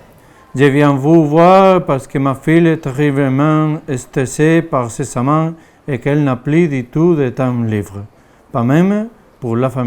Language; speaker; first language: French; non-native, fluent; Spanish